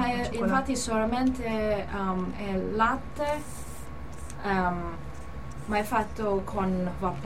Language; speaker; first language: Italian; non-native, learner; Cantonese